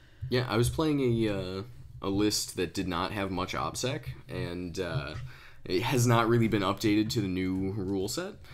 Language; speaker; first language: English; native; English